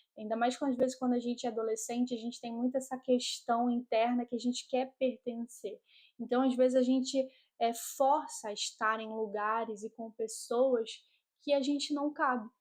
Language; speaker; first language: Portuguese; native; Portuguese